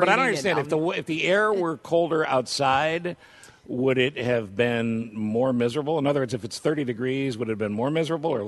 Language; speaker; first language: English; native; English